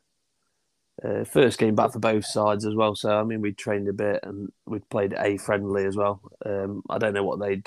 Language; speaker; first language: English; native; English